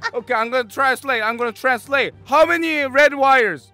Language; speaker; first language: English; non-native, learner; Korean